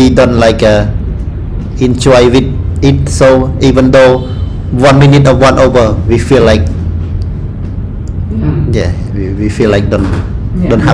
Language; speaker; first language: English; non-native, learner; Khmer